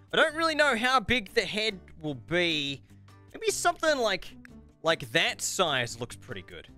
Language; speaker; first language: English; native; English